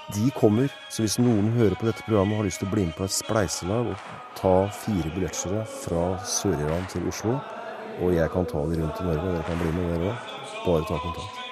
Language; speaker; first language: Norwegian; native; Norwegian